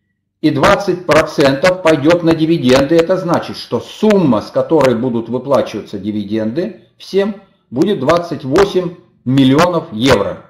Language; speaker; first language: Russian; native; Russian